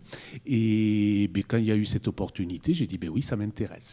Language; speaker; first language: French; native; French